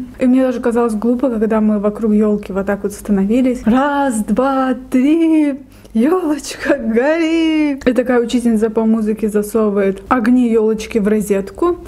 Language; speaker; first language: Russian; non-native, local second language; Lezghian